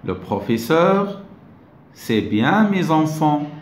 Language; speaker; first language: French; non-native, local second language; Arabic